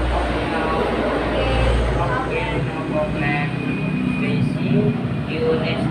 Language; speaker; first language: English; non-native, learner; Indonesian